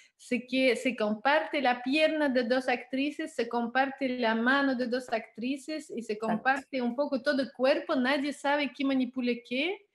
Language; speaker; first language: Spanish; non-native, learner; Russian